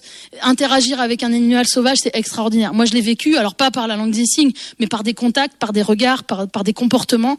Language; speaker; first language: French; native; French